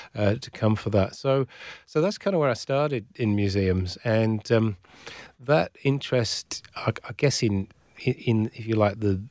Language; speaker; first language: English; native; English